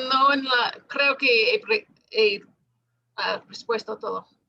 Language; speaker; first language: Spanish; non-native, fluent; English